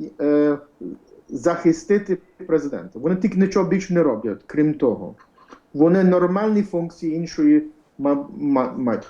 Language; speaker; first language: Ukrainian; early bilingual, heritage; English